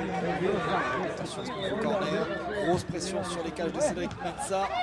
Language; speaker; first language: French; native; French